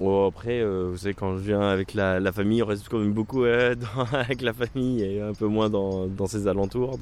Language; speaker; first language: French; native; French